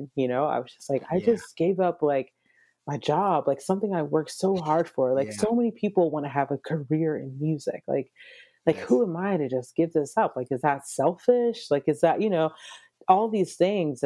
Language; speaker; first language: English; native; English